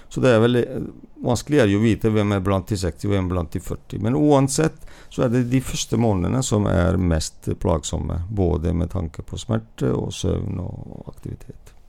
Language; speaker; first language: Norwegian; non-native, fluent; Hindi